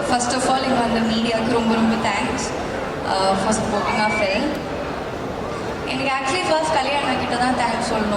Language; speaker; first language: Tamil; non-native, learner; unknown